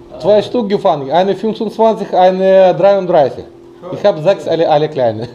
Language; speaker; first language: German; non-native, learner; Russian